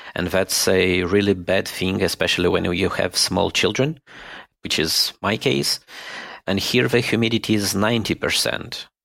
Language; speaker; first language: English; non-native, fluent; Romanian